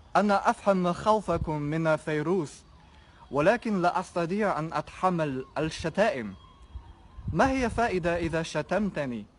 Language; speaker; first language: Arabic; non-native, fluent; Chinese